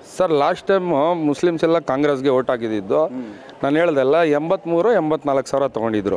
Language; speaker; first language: Kannada; non-native, local second language; Urdu